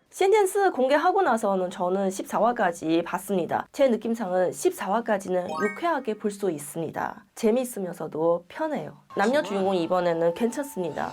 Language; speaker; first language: Korean; non-native, fluent; Chinese